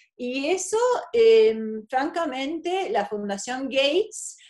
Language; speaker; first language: Spanish; non-native, fluent; English